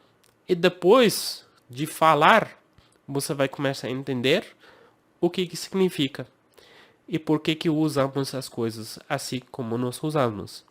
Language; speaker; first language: Portuguese; non-native, fluent; English